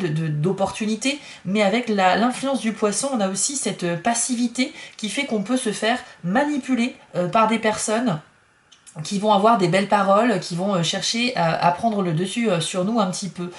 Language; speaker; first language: French; native; French